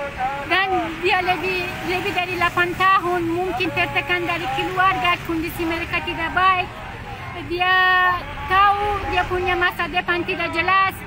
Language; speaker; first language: Indonesian; non-native, fluent; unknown